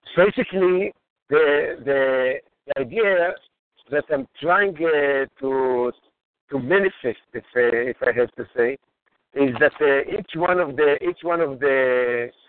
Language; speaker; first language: English; non-native, fluent; Hebrew